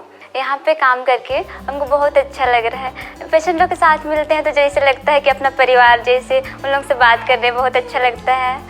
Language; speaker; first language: Hindi; non-native, local second language; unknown